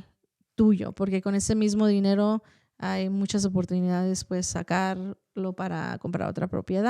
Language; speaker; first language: Spanish; early bilingual, heritage; Spanish